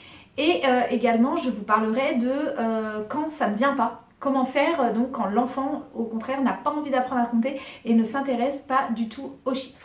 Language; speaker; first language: French; native; French